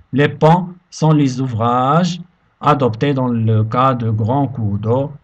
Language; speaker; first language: French; non-native, local second language; Arabic